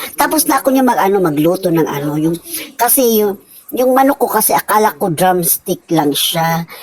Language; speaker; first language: Filipino; non-native, local second language; Cebuano